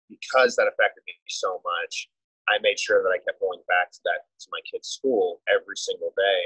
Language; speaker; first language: English; native; English